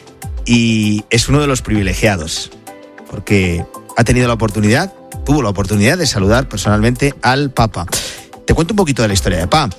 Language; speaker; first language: Spanish; native; Spanish